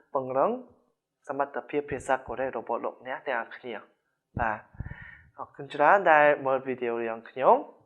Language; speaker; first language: Khmer; non-native, fluent; Korean